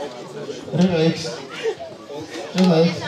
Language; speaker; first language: Finnish; non-native, fluent; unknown